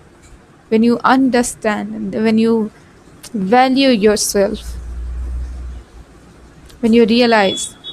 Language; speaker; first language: English; non-native, learner; Bhojpuri